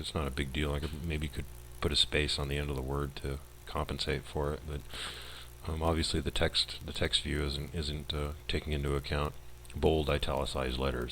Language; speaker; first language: English; native; English